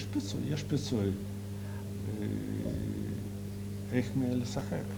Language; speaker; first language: Hebrew; non-native, fluent; Russian